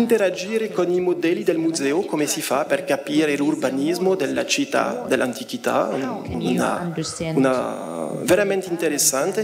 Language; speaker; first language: Italian; non-native, fluent; French